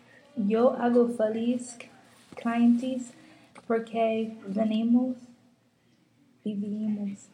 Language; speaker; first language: Spanish; non-native, learner; English